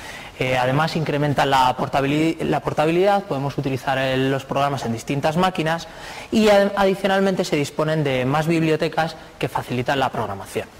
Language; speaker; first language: Spanish; native; Spanish